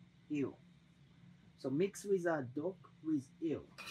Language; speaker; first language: English; non-native, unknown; Japanese